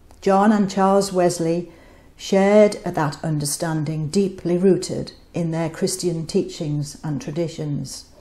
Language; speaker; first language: English; native; English